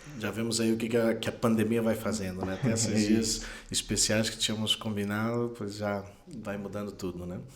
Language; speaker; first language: Portuguese; non-native, fluent; Spanish